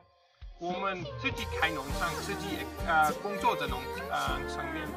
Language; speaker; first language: Chinese; non-native, learner; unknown